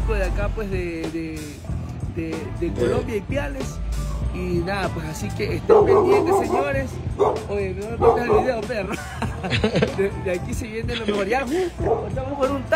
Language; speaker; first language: Spanish; native; Spanish